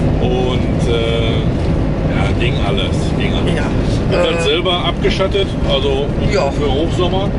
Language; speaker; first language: German; native; German